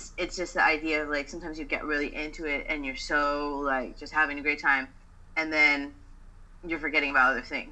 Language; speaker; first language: English; native; English